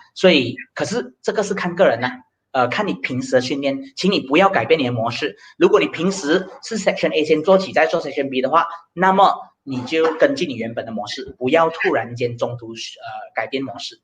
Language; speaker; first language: Chinese; native; Chinese